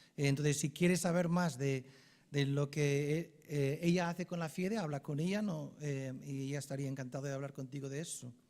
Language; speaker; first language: Spanish; non-native, fluent; English